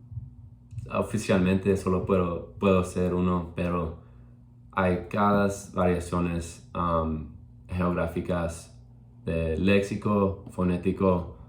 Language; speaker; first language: Spanish; non-native, learner; English